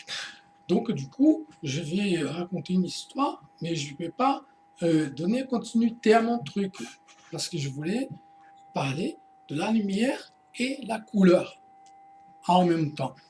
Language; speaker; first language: French; non-native, fluent; Portuguese